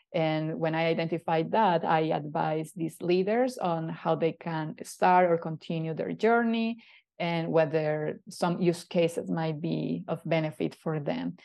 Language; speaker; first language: English; non-native, fluent; Spanish